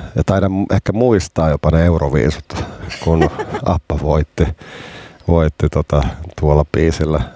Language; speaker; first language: Finnish; native; Finnish